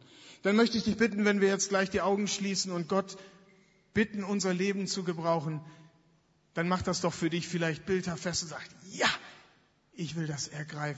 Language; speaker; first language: German; native; German